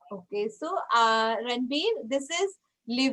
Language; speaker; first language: English; non-native, local second language; Hindi